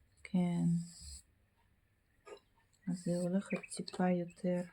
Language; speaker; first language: Hebrew; non-native, fluent; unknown